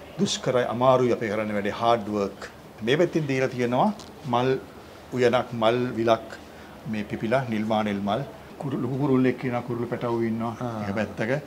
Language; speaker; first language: Sinhala; native; Sinhala